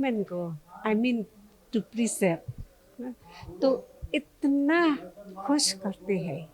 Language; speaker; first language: Hindi; non-native, local second language; Khasi